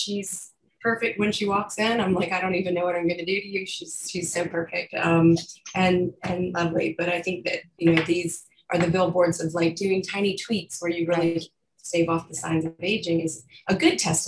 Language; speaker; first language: English; native; English